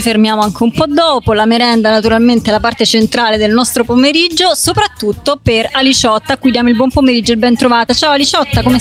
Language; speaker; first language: Italian; native; Italian